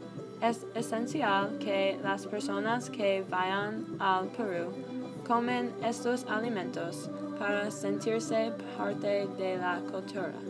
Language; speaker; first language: Spanish; non-native, learner; English